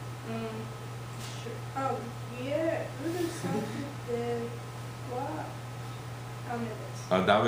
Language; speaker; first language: Japanese; non-native, learner; English